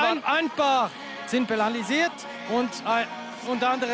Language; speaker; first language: German; non-native, local second language; French